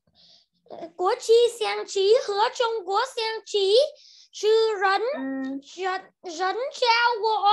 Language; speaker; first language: Chinese; non-native, learner; Vietnamese